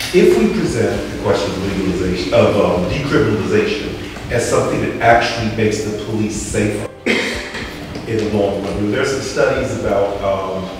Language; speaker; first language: English; native; English